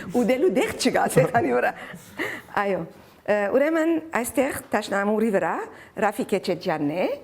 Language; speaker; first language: Armenian; early bilingual, heritage; Armenian